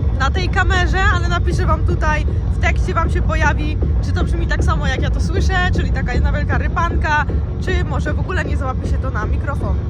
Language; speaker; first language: Polish; native; Polish